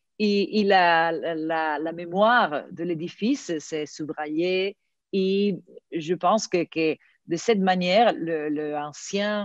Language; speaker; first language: French; non-native, fluent; Italian